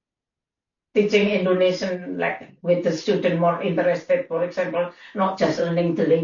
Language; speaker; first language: English; non-native, learner; Indonesian